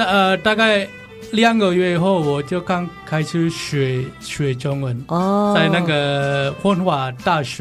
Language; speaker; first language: Chinese; non-native, learner; Balinese